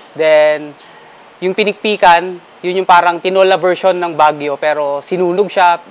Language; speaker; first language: Filipino; non-native, local second language; Iloko